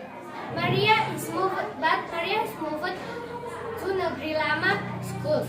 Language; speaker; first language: English; non-native, learner; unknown